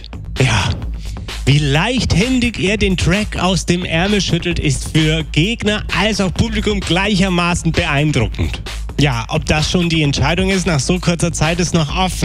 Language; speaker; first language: German; native; German